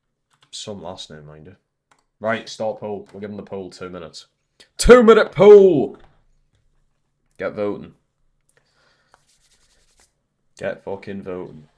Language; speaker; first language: English; native; English